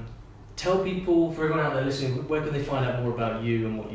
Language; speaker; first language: English; native; English